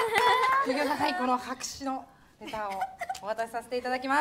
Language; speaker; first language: Japanese; native; Japanese